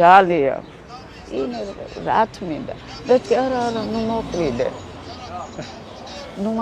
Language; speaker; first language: Georgian; non-native, local second language; Russian